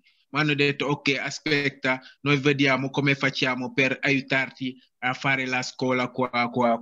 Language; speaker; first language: Italian; non-native, learner; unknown